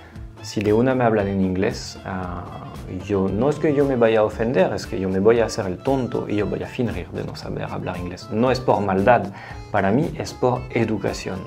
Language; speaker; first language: Spanish; non-native, fluent; French